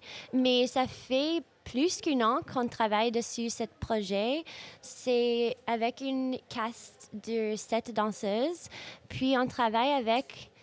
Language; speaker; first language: French; non-native, local second language; English